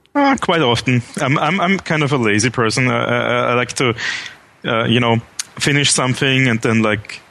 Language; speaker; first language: English; non-native, fluent; German